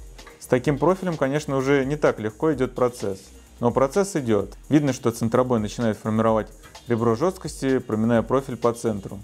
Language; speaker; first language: Russian; native; Russian